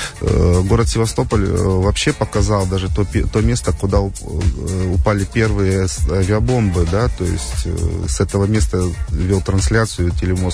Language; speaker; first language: Russian; native; Russian